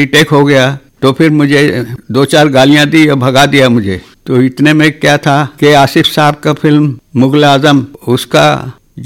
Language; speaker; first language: Hindi; non-native, local second language; Chhattisgarhi